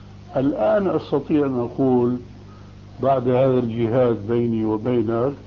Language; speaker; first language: Arabic; early bilingual, other home language; Albanian